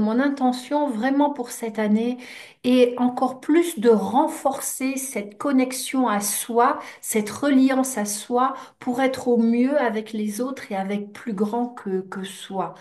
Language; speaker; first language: French; native; French